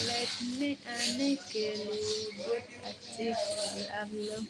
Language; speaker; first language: Hindi; non-native, local second language; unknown